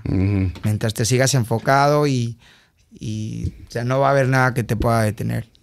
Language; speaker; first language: Spanish; early bilingual, heritage; Spanish